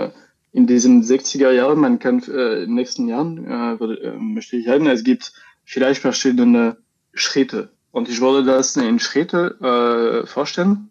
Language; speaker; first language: German; non-native, learner; French